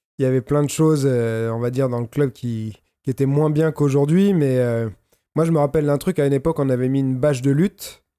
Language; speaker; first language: French; native; French